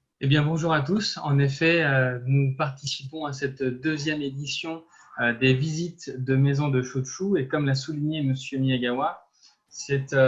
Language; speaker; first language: French; native; French